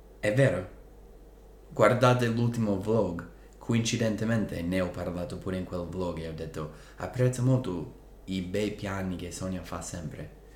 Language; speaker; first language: Italian; non-native, fluent; English